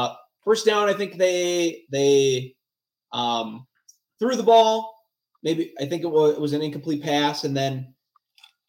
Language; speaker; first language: English; native; English